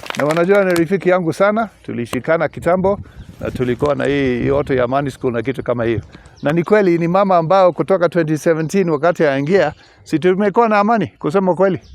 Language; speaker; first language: Swahili; non-native, local second language; English